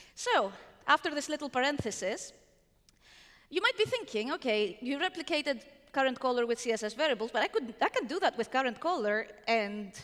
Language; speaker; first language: English; non-native, fluent; Greek